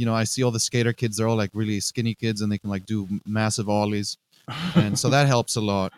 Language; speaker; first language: English; non-native, fluent; Greek